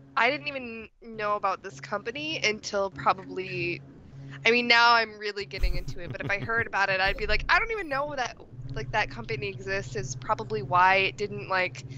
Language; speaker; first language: English; native; English